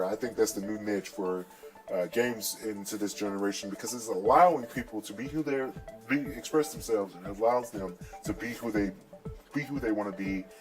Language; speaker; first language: English; native; English